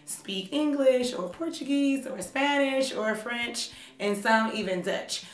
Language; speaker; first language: English; native; English